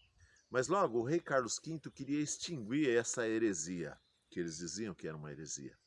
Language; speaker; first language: Portuguese; native; Portuguese